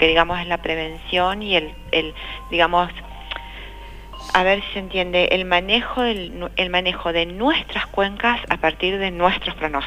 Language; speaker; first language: Spanish; native; Spanish